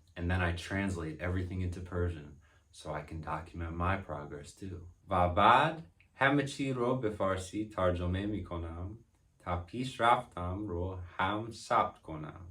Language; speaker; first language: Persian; non-native, learner; English